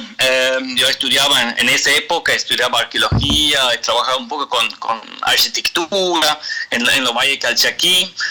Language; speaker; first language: Spanish; non-native, fluent; Swedish